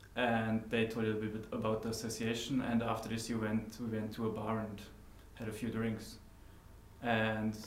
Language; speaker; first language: English; non-native, fluent; German